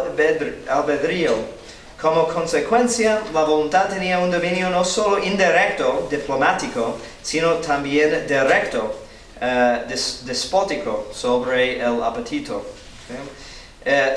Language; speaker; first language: Spanish; non-native, fluent; English